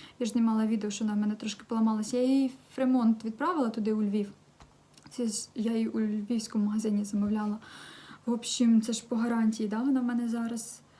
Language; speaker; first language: Ukrainian; non-native, local second language; Russian